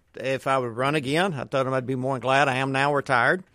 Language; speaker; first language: English; native; English